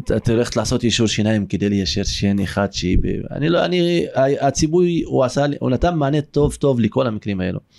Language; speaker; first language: Hebrew; non-native, local second language; Arabic